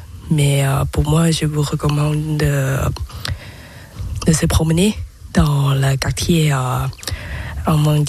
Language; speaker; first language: French; non-native, learner; Thai